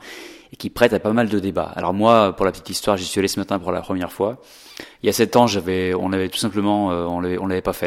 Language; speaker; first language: French; native; French